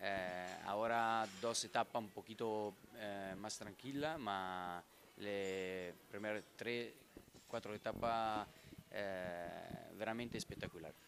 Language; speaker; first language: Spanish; non-native, learner; Italian